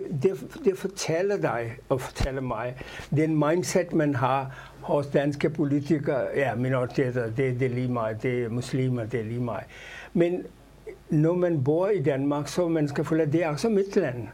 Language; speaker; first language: Danish; non-native, fluent; Urdu